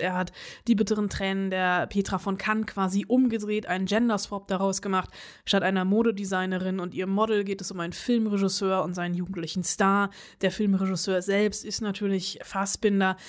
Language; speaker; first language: German; native; German